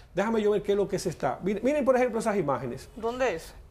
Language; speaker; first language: Spanish; native; Spanish